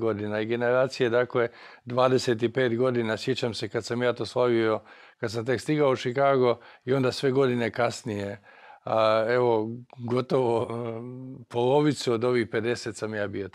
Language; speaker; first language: Croatian; native; Croatian